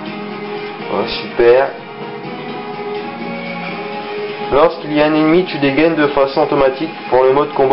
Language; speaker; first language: French; native; French